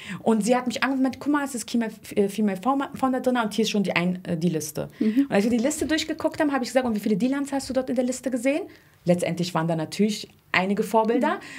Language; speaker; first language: German; early bilingual, other home language; Turkish